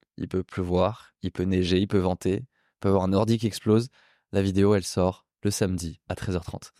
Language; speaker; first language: French; native; French